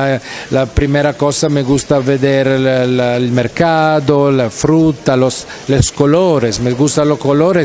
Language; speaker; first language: Spanish; non-native, fluent; Italian